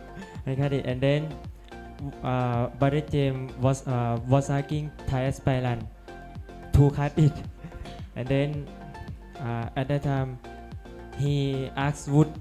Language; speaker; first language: English; non-native, learner; Thai